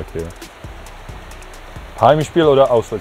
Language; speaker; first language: German; non-native, fluent; Czech